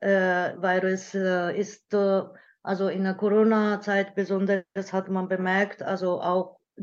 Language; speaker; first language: German; non-native, learner; Japanese